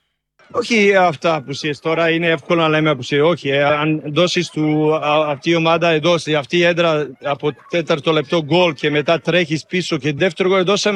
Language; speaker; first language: Greek; non-native, learner; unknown